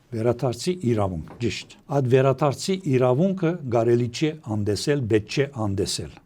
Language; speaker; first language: Armenian; early bilingual, heritage; Armenian